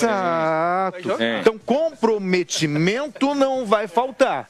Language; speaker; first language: Portuguese; native; Portuguese